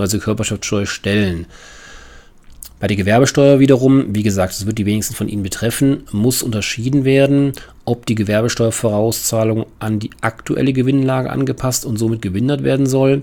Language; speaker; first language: German; native; German